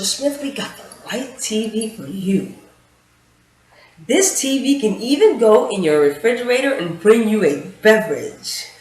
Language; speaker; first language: English; native; English